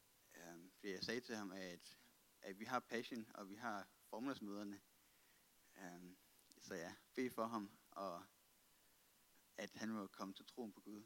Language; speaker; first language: Danish; native; Danish